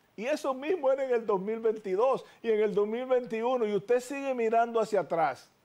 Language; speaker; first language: Spanish; native; Spanish